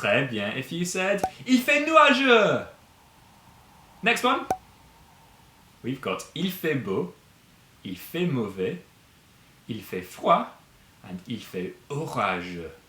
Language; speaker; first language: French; non-native, fluent; English